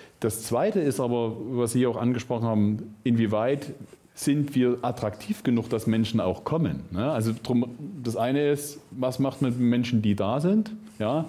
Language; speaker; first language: German; native; German